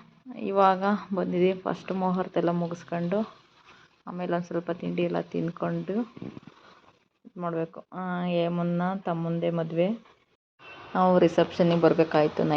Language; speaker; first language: Kannada; native; Kannada